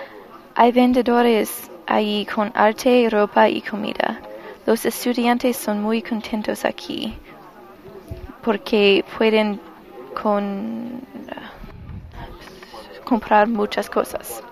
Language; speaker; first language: Spanish; non-native, learner; English